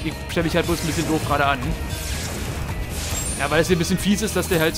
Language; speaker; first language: German; native; German